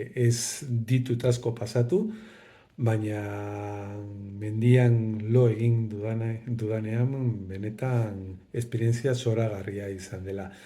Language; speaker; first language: Basque; non-native, local second language; Spanish